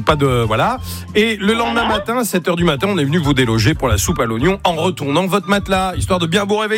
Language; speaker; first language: French; native; French